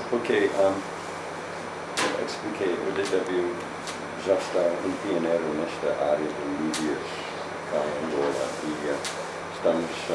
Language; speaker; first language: Portuguese; non-native, fluent; English